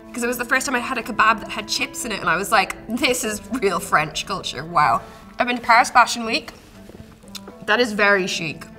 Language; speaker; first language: English; native; English